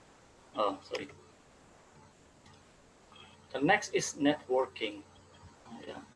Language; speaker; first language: English; non-native, fluent; Indonesian